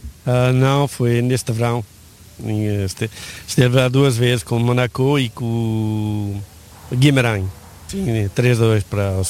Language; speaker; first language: Portuguese; early bilingual, heritage; Portuguese